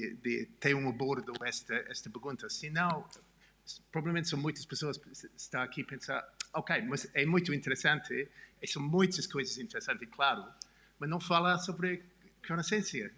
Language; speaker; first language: Portuguese; non-native, learner; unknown